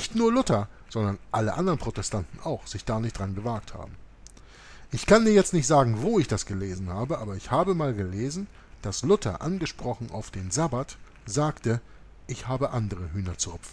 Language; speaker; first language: German; native; German